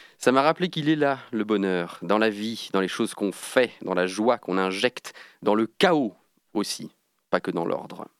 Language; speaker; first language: French; native; French